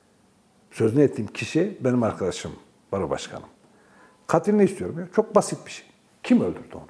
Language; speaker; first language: Turkish; non-native, local second language; Kurdish